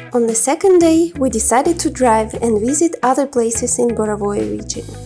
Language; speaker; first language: English; non-native, fluent; Kazakh